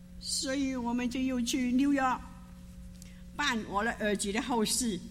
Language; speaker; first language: Chinese; non-native, local second language; Cantonese